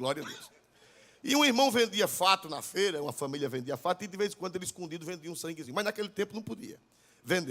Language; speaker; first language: Portuguese; native; Portuguese